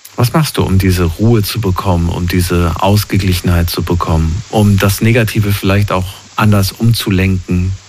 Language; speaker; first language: German; native; German